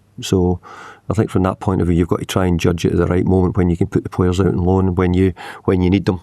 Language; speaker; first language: English; native; English